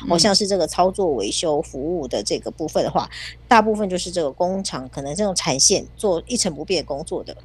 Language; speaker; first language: Chinese; native; Chinese